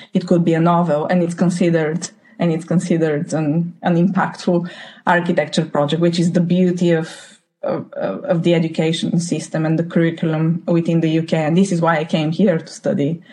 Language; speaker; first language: English; non-native, fluent; Bulgarian